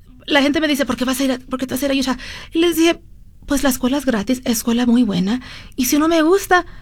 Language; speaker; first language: Spanish; early bilingual, heritage; Spanish